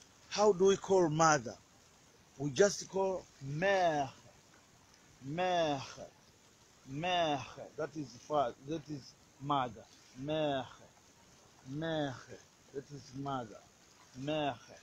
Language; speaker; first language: English; non-native, local second language; Swahili